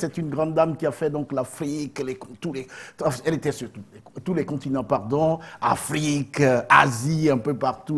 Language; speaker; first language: French; native; French